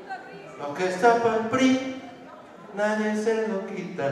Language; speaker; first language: Spanish; native; Spanish